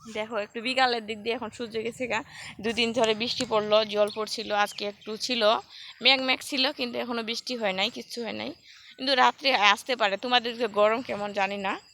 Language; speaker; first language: Bangla; non-native, local second language; Rangpuri